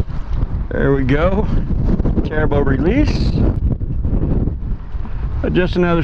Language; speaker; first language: English; native; English